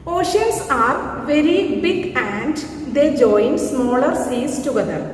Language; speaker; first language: English; non-native, local second language; Malayalam